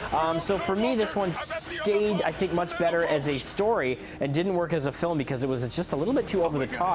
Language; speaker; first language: English; native; English